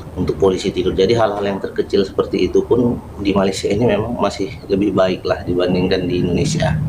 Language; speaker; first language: Indonesian; native; Indonesian